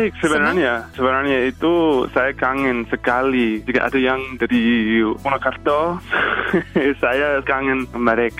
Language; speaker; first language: Indonesian; non-native, fluent; English